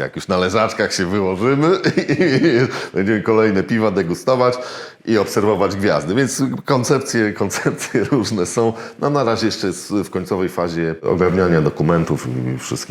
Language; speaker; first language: Polish; native; Polish